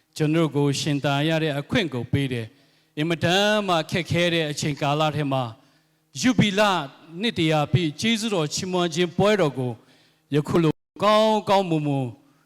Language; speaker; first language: Burmese; non-native, local second language; Lahu